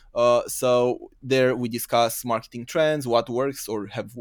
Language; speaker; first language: English; non-native, fluent; Romanian